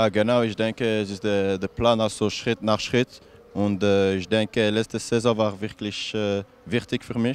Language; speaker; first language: German; non-native, local second language; French